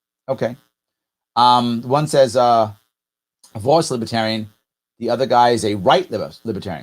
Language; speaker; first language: English; native; English